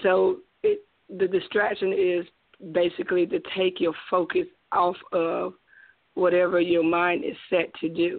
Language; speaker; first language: English; native; English